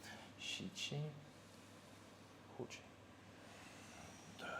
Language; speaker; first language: Chinese; non-native, fluent; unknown